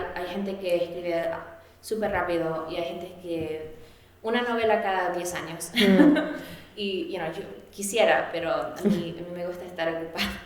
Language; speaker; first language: Spanish; early bilingual, heritage; Spanish